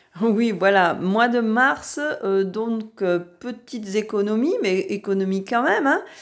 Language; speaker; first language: French; native; French